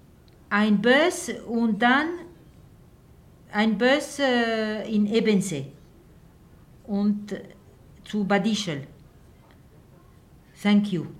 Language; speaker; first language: German; non-native, learner; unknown